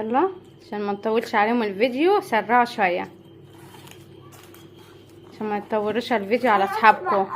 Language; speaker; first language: Arabic; native; Arabic